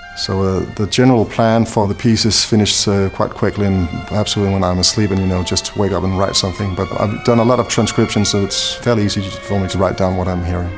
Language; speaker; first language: English; non-native, fluent; Danish